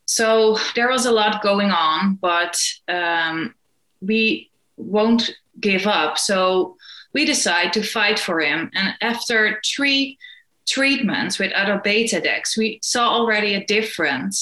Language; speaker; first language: English; non-native, fluent; Dutch